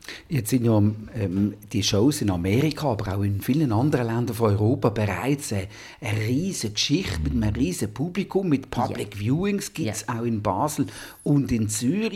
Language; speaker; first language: German; native; German